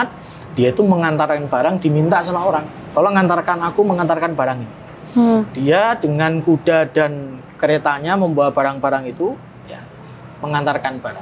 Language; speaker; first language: Indonesian; native; Indonesian